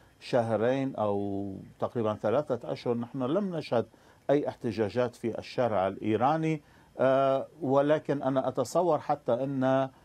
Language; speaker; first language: Arabic; non-native, fluent; Persian